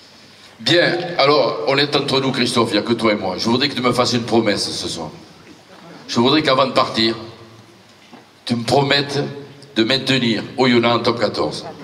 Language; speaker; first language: French; native; French